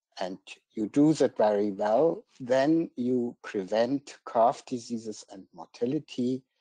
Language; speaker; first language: English; non-native, fluent; German